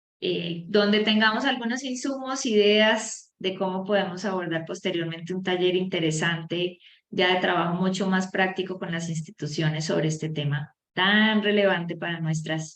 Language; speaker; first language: Spanish; native; Spanish